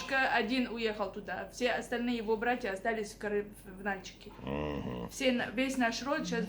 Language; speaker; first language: Russian; native; Russian